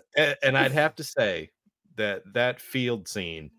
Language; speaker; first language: English; native; English